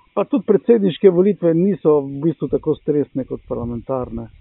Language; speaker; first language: Slovenian; native; Slovenian